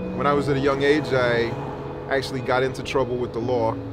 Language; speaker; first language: English; native; English